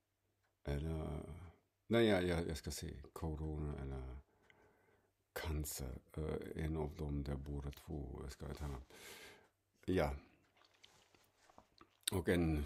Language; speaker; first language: Swedish; non-native, fluent; German